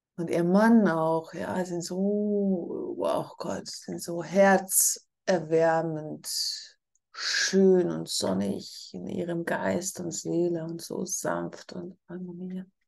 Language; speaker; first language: German; non-native, fluent; Hungarian